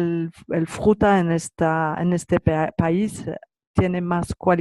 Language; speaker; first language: Spanish; non-native, learner; French